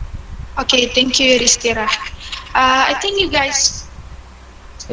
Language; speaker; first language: English; non-native, learner; Indonesian